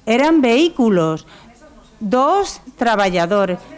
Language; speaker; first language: Spanish; non-native, local second language; Galician